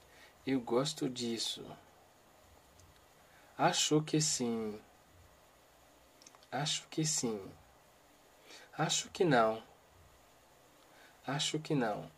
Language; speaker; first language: Portuguese; non-native, learner; Haitian Creole